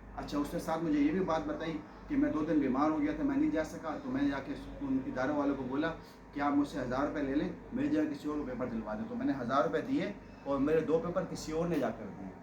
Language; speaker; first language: Urdu; native; Urdu